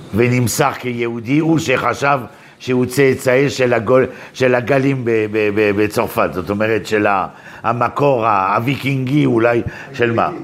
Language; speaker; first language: Hebrew; non-native, fluent; French